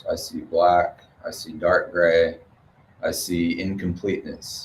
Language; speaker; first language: English; native; English